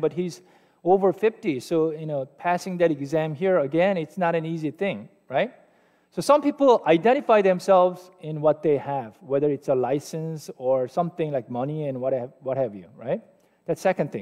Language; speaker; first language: English; non-native, fluent; Korean